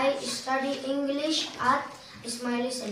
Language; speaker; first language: English; non-native, learner; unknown